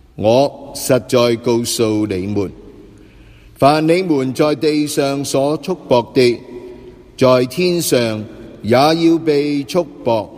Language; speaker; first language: Cantonese; native; Cantonese